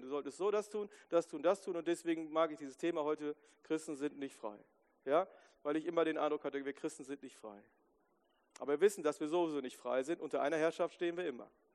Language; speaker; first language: German; native; German